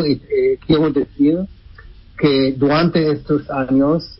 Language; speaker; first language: Spanish; non-native, fluent; Hebrew